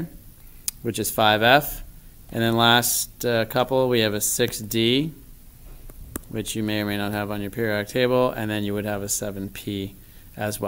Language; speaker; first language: English; native; English